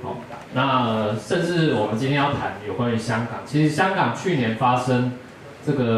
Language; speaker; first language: Chinese; native; Chinese